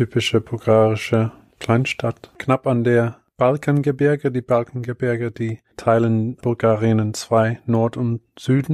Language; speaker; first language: German; non-native, fluent; Bulgarian